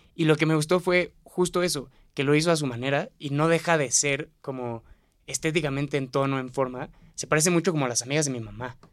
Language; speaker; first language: Spanish; native; Spanish